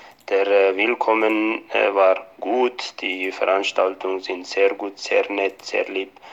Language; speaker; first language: German; non-native, fluent; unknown